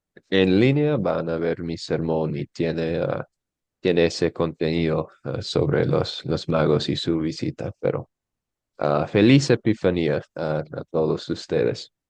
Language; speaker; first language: Spanish; non-native, fluent; English